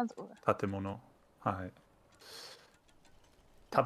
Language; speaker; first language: Japanese; non-native, fluent; Danish